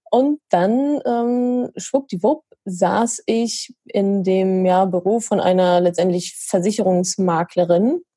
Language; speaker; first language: German; native; German